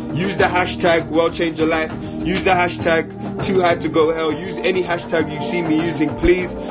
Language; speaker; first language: English; native; English